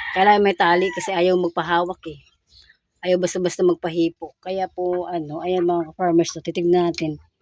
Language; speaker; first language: Filipino; non-native, local second language; Cebuano